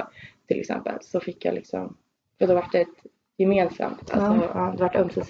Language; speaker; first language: Swedish; native; Swedish